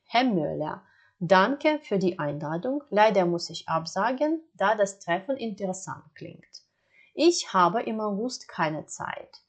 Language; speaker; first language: German; non-native, fluent; Ukrainian